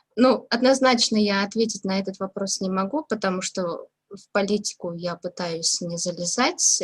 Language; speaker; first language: Russian; non-native, local second language; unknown